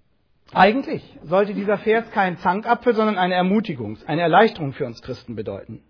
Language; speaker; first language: German; native; German